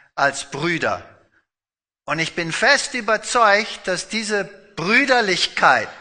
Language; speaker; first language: German; non-native, fluent; Afrikaans